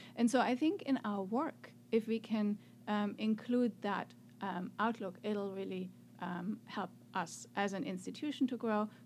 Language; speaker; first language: English; non-native, fluent; German